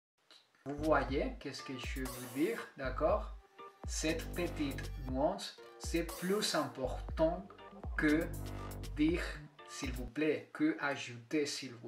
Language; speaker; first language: French; non-native, fluent; Spanish